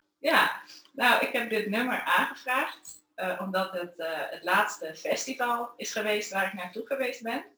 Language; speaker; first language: Dutch; native; Dutch